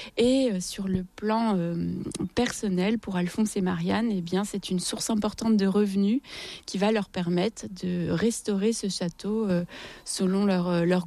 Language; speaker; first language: French; native; French